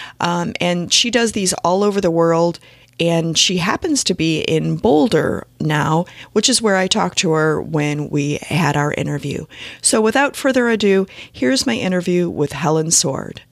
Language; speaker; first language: English; native; English